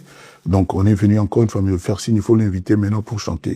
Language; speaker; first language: French; non-native, local second language; Lingala